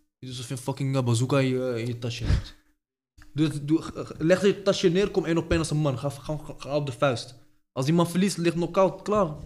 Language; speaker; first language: Dutch; early bilingual, other home language; Arabic